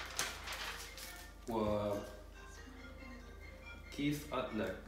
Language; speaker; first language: Arabic; non-native, learner; English